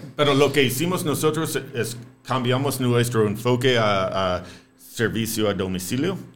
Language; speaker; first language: Spanish; non-native, fluent; English